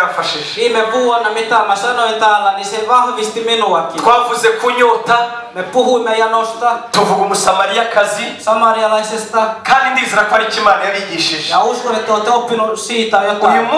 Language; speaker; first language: Finnish; non-native, fluent; Kinyarwanda